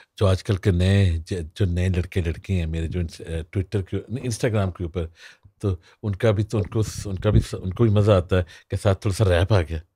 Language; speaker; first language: Urdu; non-native, local second language; Punjabi